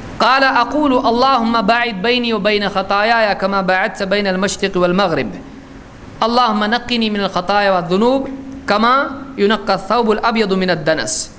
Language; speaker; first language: Urdu; native; Urdu